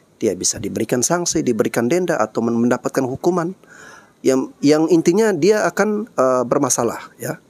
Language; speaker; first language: Indonesian; native; Indonesian